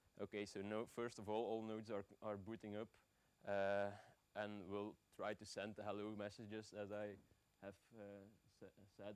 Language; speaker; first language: English; non-native, fluent; Dutch